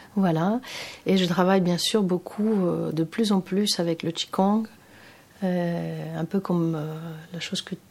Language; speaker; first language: French; non-native, fluent; Greek